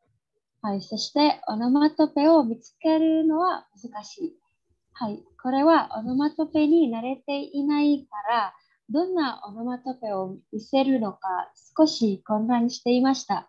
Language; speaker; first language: Japanese; non-native, fluent; Indonesian